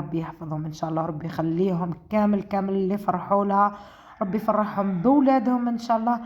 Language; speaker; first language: Arabic; native; Arabic